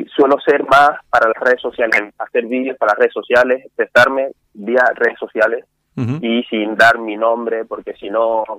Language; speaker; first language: Spanish; non-native, fluent; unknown